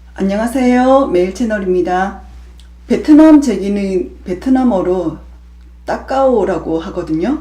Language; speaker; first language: Korean; native; Korean